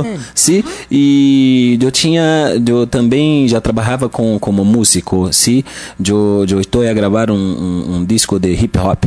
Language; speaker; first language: Spanish; non-native, learner; Portuguese